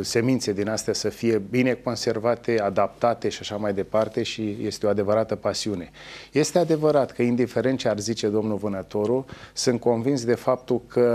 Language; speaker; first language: Romanian; native; Romanian